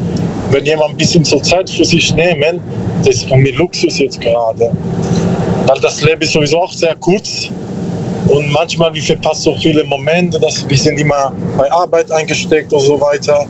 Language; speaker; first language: German; non-native, learner; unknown